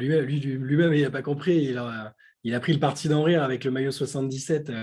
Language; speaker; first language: French; native; French